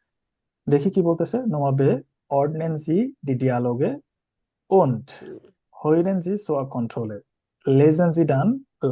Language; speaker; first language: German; non-native, fluent; Bangla